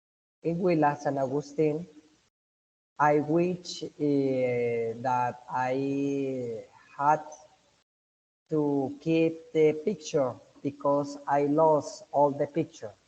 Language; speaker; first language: English; non-native, learner; Spanish